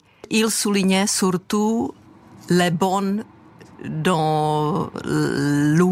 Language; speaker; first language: French; non-native, fluent; Czech